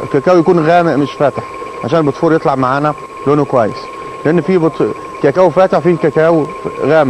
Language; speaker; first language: Arabic; native; Arabic